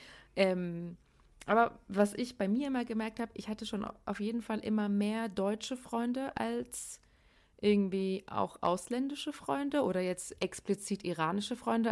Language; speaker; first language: German; early bilingual, other home language; Persian